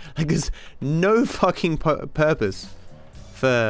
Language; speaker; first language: English; native; English